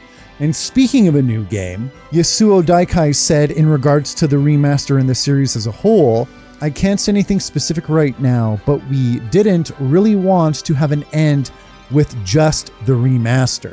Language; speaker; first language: English; native; English